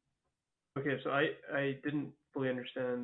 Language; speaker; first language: English; native; English